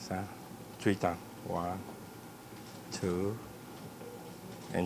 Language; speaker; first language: English; non-native, learner; Vietnamese